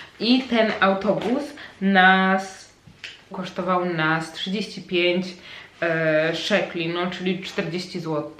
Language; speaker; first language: Polish; native; Polish